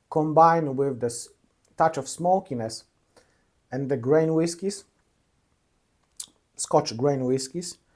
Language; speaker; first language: English; non-native, fluent; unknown